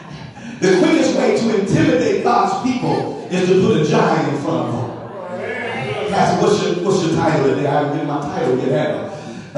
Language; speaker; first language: English; native; English